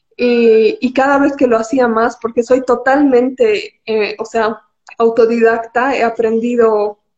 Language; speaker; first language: Spanish; native; Spanish